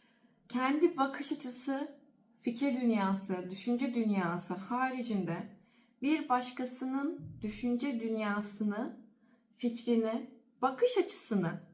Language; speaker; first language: Turkish; native; Turkish